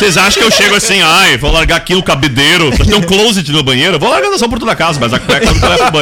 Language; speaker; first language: Portuguese; native; Portuguese